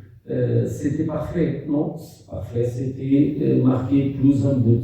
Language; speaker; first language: French; non-native, fluent; Portuguese